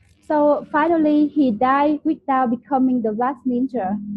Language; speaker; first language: English; non-native, learner; Vietnamese